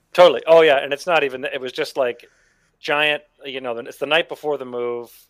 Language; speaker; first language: English; native; English